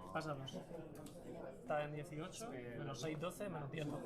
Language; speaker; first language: Spanish; native; Spanish